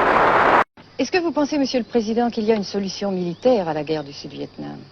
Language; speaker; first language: French; native; French